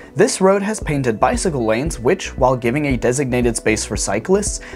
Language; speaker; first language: English; native; English